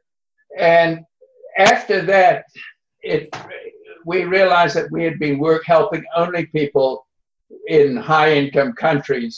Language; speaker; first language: English; native; English